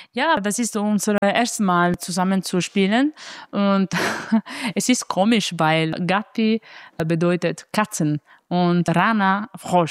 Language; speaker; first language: German; non-native, fluent; Italian